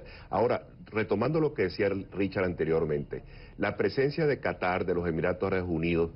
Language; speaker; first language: Spanish; native; Spanish